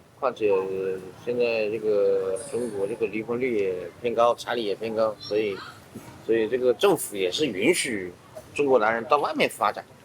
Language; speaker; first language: Chinese; native; Chinese